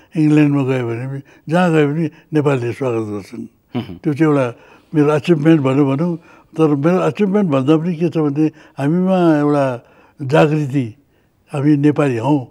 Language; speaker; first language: Nepali; native; Nepali